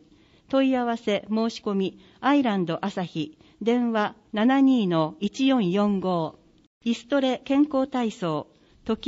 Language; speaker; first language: Japanese; native; Japanese